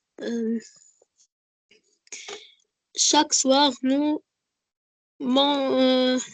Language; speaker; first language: French; non-native, learner; Arabic